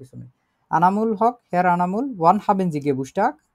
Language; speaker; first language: German; non-native, fluent; Bangla